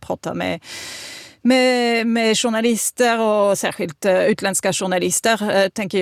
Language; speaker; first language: Swedish; non-native, fluent; French